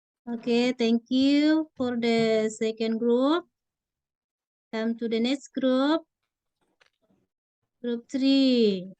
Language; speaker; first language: English; non-native, fluent; Indonesian